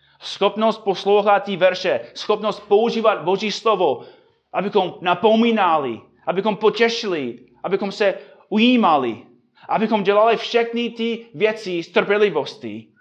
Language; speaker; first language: Czech; non-native, fluent; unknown